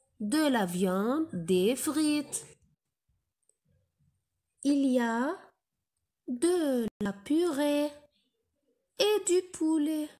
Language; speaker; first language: French; non-native, local second language; Arabic